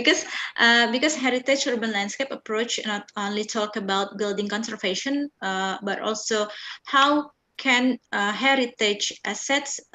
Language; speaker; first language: English; non-native, fluent; Indonesian